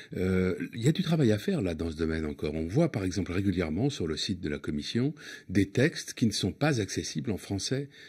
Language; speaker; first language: French; native; French